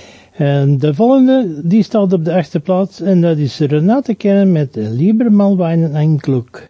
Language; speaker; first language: Dutch; native; Dutch